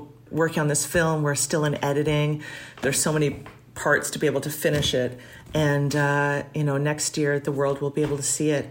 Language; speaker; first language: English; native; English